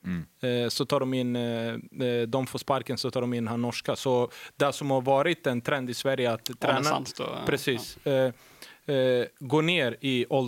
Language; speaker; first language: Swedish; native; Swedish